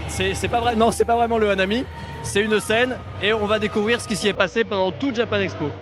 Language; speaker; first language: French; native; French